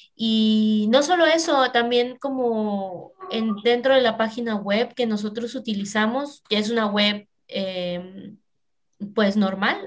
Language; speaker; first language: Spanish; native; Spanish